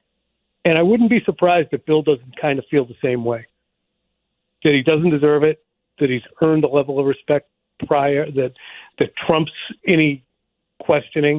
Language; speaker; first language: English; native; English